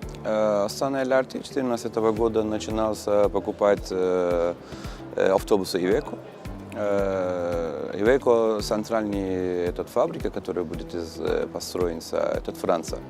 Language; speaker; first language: Russian; non-native, learner; Turkish